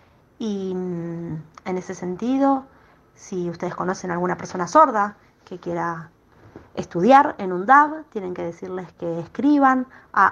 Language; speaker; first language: Spanish; native; Spanish